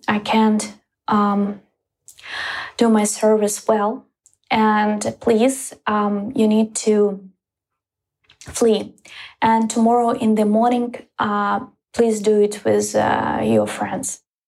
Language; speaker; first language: English; non-native, fluent; Ukrainian